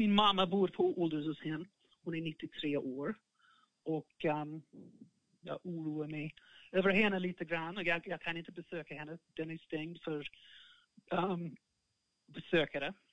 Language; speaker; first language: Swedish; non-native, fluent; English